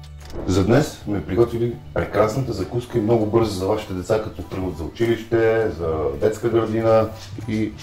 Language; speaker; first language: Bulgarian; native; Bulgarian